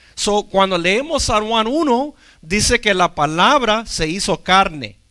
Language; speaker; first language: Spanish; non-native, fluent; English